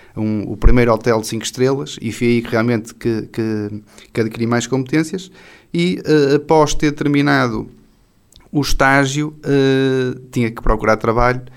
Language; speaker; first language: Portuguese; native; Portuguese